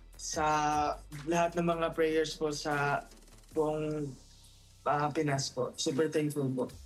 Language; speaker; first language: Filipino; non-native, local second language; Cebuano